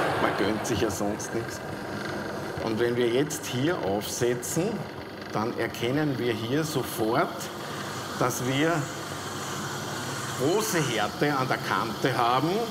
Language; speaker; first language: German; native; German